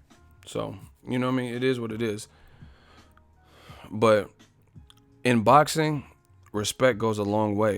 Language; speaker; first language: English; native; English